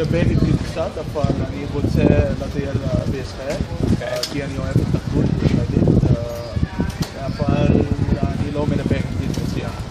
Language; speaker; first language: Hebrew; non-native, learner; Dutch